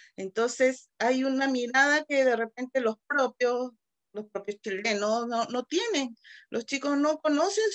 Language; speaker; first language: Spanish; native; Spanish